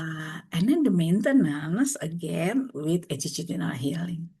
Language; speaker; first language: English; non-native, learner; Indonesian